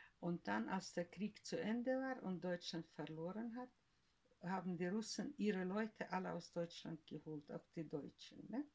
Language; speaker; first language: German; early bilingual, heritage; German